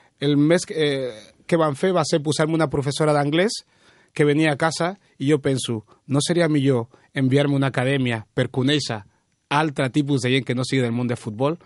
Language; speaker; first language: Catalan; early bilingual, other home language; Spanish